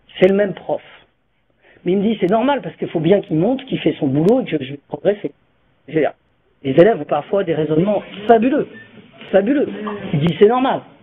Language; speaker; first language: French; native; French